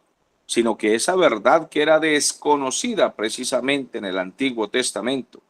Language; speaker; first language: Spanish; native; Spanish